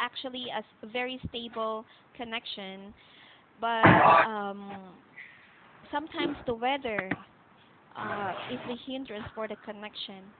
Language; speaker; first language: English; non-native, local second language; Filipino